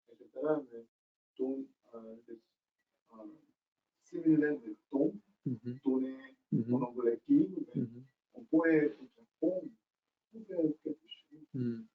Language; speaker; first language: French; non-native, learner; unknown